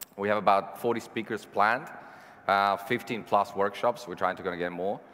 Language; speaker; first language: English; non-native, fluent; Serbian